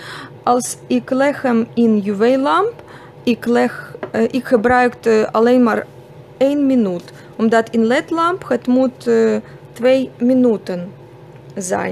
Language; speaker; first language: Dutch; non-native, fluent; Russian